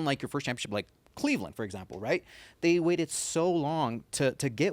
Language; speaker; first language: English; native; English